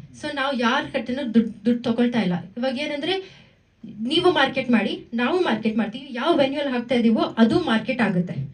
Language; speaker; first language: Kannada; non-native, local second language; Tamil